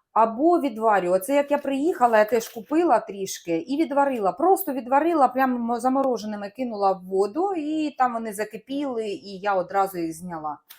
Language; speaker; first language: Ukrainian; non-native, local second language; Russian